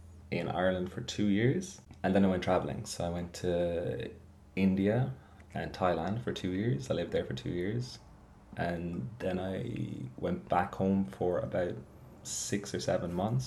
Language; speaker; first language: English; native; English